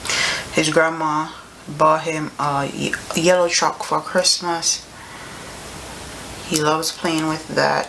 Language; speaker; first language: English; native; English